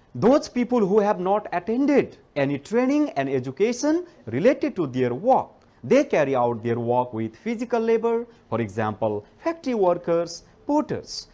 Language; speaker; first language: English; non-native, local second language; Nepali